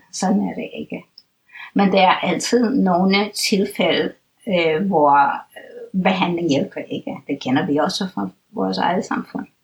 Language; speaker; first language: Danish; non-native, fluent; English